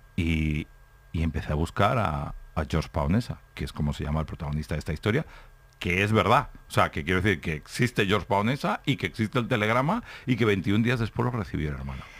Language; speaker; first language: Spanish; native; Spanish